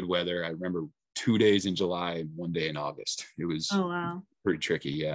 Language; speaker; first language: English; native; English